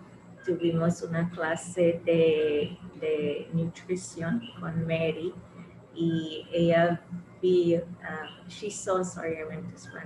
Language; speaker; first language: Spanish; non-native, fluent; English